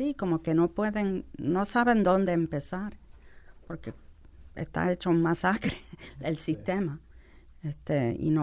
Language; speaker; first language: Spanish; non-native, fluent; English